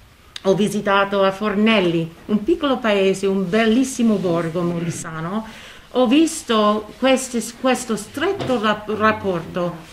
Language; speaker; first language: Italian; non-native, fluent; English